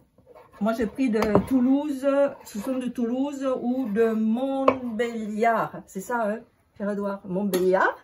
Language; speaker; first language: French; non-native, fluent; Italian